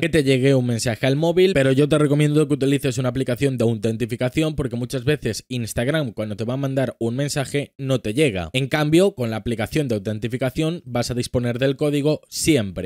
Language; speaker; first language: Spanish; native; Spanish